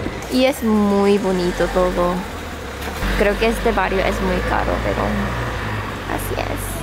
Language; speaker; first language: Spanish; non-native, fluent; Korean